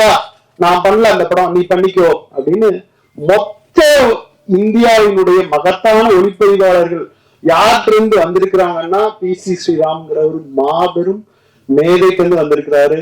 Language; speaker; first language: Tamil; native; Tamil